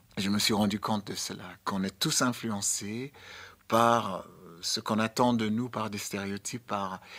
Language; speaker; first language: French; non-native, fluent; English